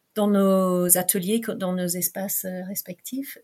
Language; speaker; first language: French; non-native, fluent; English